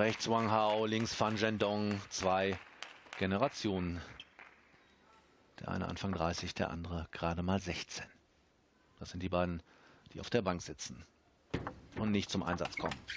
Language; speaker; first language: German; native; German